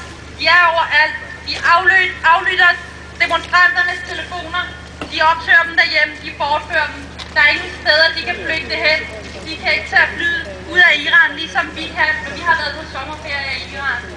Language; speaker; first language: Danish; early bilingual, other home language; Persian